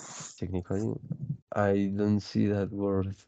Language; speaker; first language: English; non-native, fluent; Spanish